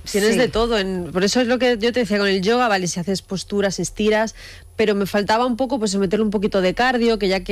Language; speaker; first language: Spanish; native; Spanish